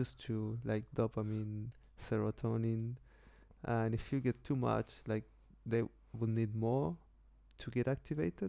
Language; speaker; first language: English; non-native, fluent; Spanish